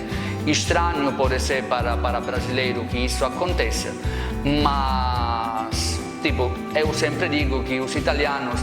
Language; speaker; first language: Portuguese; non-native, fluent; Italian